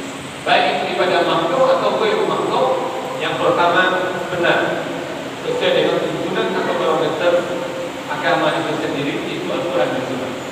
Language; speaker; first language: Indonesian; native; Indonesian